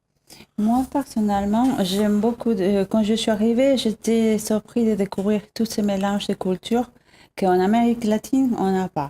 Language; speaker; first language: French; non-native, fluent; Spanish